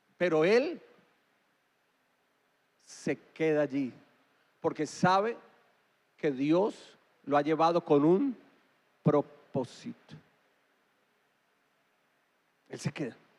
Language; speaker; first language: Spanish; native; Spanish